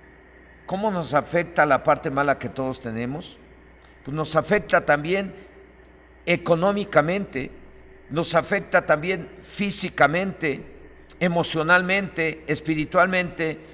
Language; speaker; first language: Spanish; native; Spanish